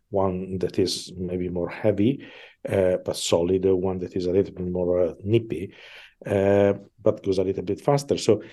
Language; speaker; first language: English; non-native, fluent; Italian